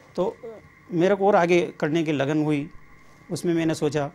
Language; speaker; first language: Hindi; native; Hindi